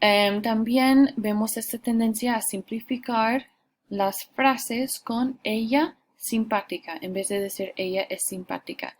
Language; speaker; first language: Spanish; non-native, fluent; English